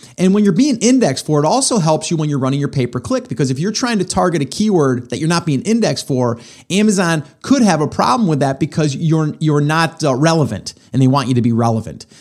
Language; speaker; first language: English; native; English